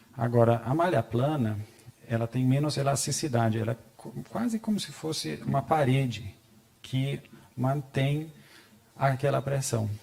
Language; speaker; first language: Portuguese; non-native, fluent; German